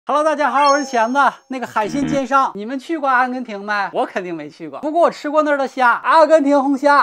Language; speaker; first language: Chinese; native; Chinese